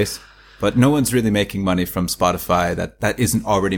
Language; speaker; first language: English; native; English